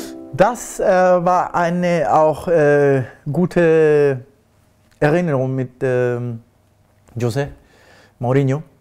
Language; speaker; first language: German; non-native, fluent; Spanish